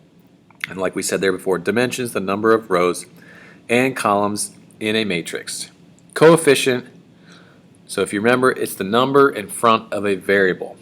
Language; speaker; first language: English; native; English